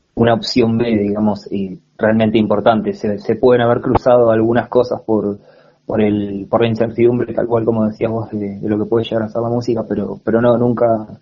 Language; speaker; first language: Spanish; native; Spanish